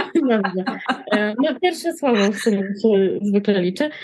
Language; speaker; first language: Polish; native; Polish